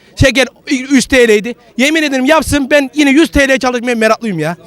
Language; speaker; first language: Turkish; native; Turkish